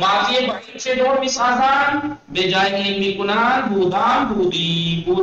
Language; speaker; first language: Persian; non-native, fluent; Urdu